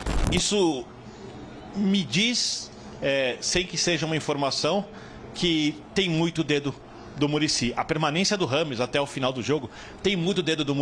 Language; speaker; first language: Portuguese; native; Portuguese